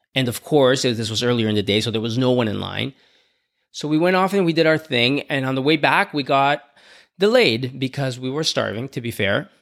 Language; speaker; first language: English; native; English